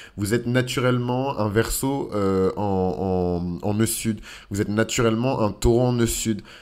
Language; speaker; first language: French; native; French